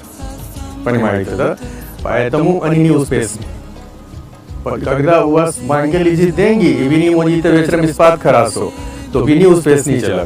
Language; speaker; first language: Russian; non-native, learner; Hindi